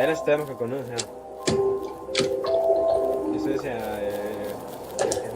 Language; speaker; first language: Danish; native; Danish